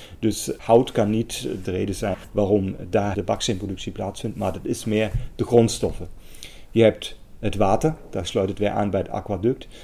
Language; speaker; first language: Dutch; non-native, fluent; German